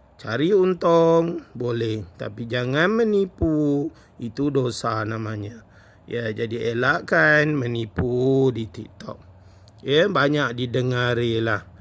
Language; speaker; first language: Malay; native; Malay